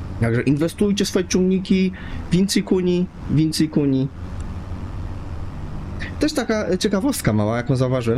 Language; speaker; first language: Polish; native; Polish